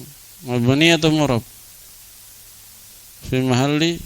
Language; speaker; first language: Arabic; non-native, fluent; Indonesian